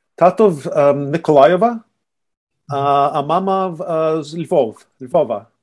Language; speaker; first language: Ukrainian; early bilingual, other home language; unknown